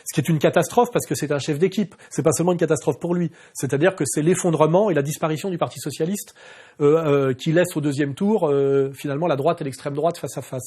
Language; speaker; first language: French; native; French